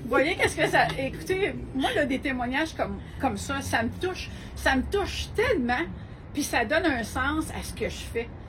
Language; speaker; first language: French; native; French